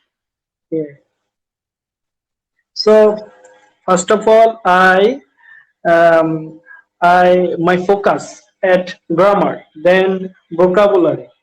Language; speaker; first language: English; non-native, learner; Bangla